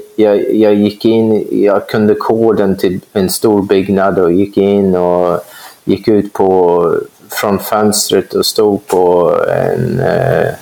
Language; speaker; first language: Swedish; non-native, fluent; English